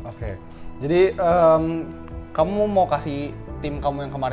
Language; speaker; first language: Indonesian; native; Indonesian